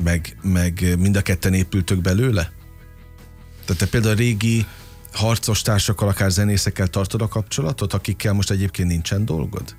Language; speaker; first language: Hungarian; native; Hungarian